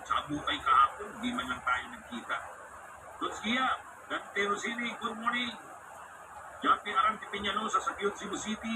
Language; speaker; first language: Filipino; non-native, local second language; Bikol